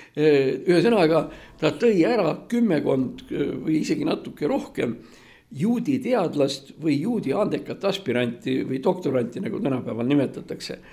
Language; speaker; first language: Estonian; non-native, local second language; Russian